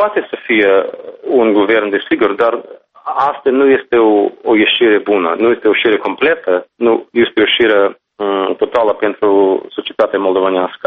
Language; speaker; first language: Romanian; non-native, fluent; English